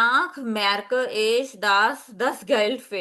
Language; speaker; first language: German; non-native, fluent; Hindi